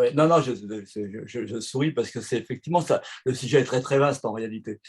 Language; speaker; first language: French; native; French